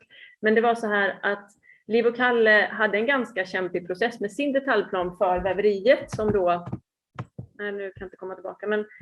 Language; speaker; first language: Swedish; native; Swedish